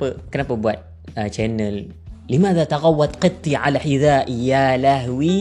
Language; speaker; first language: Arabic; non-native, fluent; Malay